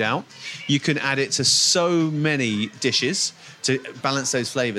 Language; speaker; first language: English; native; English